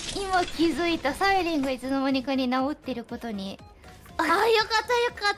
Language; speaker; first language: Japanese; non-native, fluent; Indonesian